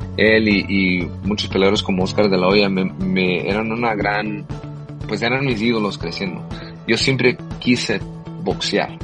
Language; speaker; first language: Spanish; early bilingual, heritage; Spanish